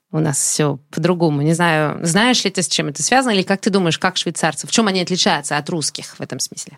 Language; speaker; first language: Russian; non-native, fluent; French